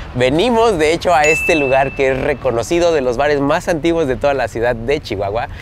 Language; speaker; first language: Spanish; native; Spanish